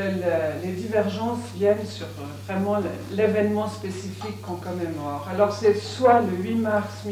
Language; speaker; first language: French; native; French